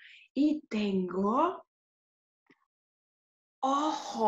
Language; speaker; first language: Spanish; non-native, fluent; English